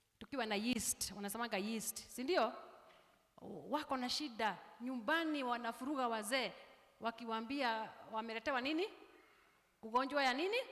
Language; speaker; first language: Swahili; non-native, local second language; Kikuyu